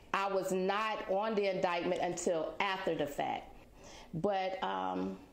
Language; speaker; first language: English; native; English